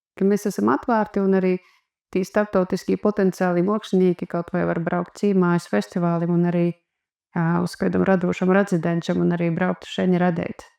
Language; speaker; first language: Latvian; native; Latvian